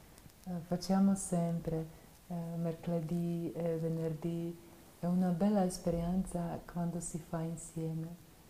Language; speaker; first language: Italian; non-native, fluent; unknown